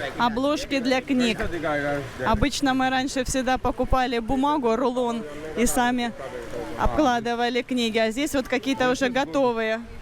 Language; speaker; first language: Russian; native; Russian